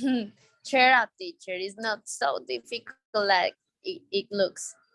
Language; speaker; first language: English; non-native, learner; Spanish